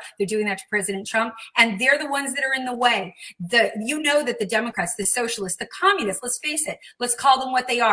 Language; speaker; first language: English; native; English